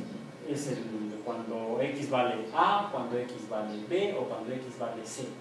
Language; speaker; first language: Spanish; native; Spanish